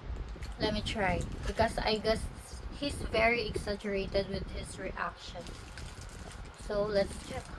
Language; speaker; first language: English; non-native, local second language; Filipino